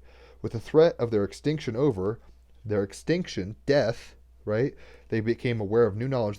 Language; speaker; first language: English; native; English